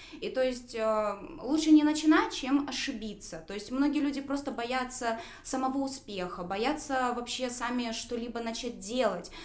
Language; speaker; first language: Russian; native; Russian